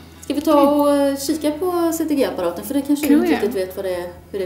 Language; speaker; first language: Swedish; native; Swedish